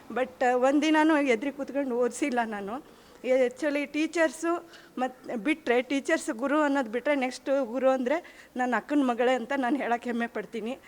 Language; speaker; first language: Kannada; native; Kannada